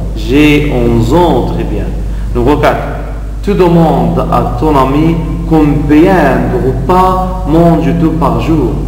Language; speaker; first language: French; non-native, fluent; Arabic